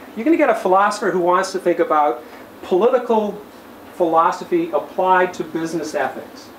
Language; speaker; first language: English; native; English